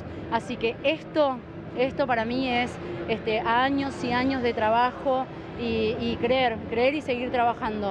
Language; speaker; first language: Spanish; native; Spanish